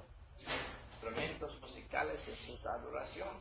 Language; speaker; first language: Spanish; non-native, learner; English